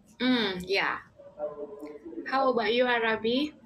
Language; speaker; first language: English; non-native, learner; Indonesian